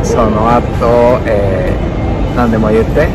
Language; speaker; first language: Japanese; non-native, learner; Spanish